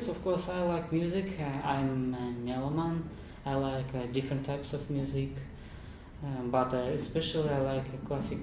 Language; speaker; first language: English; non-native, learner; Kazakh